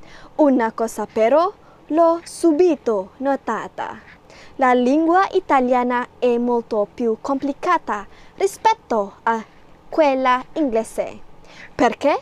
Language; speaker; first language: Italian; non-native, learner; Malay